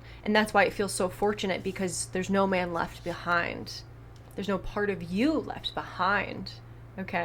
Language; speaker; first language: English; native; English